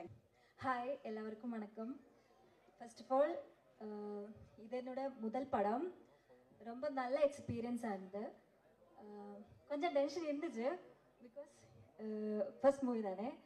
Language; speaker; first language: Tamil; non-native, learner; Malayalam